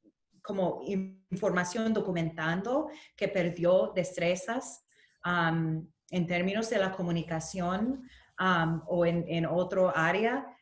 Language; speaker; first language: Spanish; early bilingual, heritage; Spanish